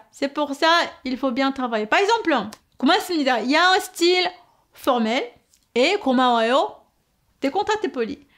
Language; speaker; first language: French; non-native, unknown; Korean